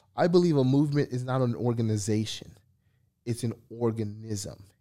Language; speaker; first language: English; early bilingual, other home language; Haitian Creole